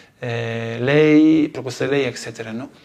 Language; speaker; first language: Spanish; non-native, fluent; Italian